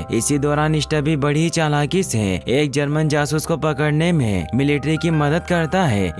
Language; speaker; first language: Hindi; native; Hindi